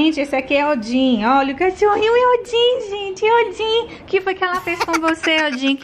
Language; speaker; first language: Portuguese; native; Portuguese